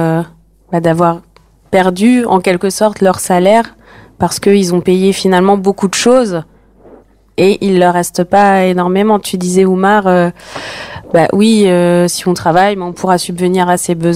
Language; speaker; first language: French; native; French